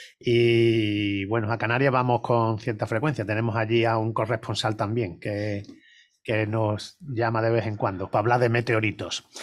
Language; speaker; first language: Spanish; native; Spanish